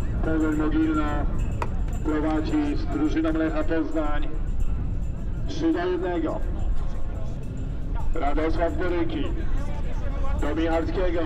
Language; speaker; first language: Polish; native; Polish